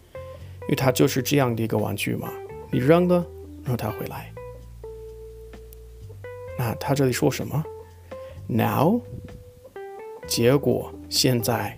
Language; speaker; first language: Chinese; non-native, fluent; English